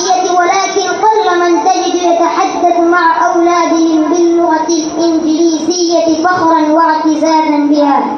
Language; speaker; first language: Arabic; non-native, learner; Urdu